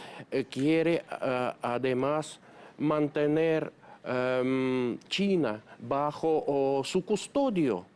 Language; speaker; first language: Spanish; non-native, fluent; Russian